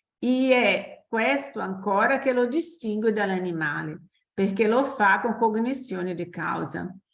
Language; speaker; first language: Italian; non-native, fluent; Portuguese